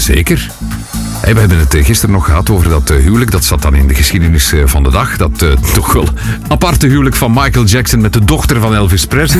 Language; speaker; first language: Dutch; native; Dutch